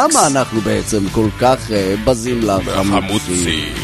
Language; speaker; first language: Hebrew; native; Hebrew